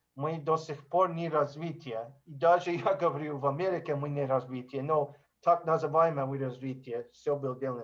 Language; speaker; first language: Russian; non-native, learner; English